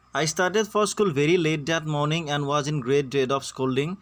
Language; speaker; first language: English; non-native, local second language; Assamese